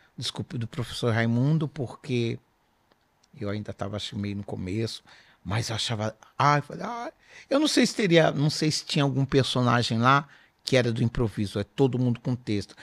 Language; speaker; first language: Portuguese; native; Portuguese